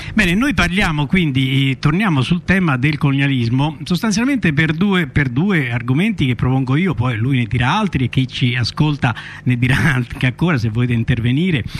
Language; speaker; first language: Italian; native; Italian